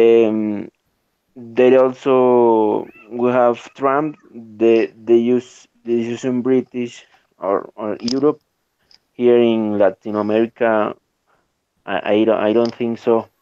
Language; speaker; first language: English; non-native, learner; Spanish